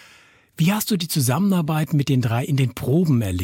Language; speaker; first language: German; native; German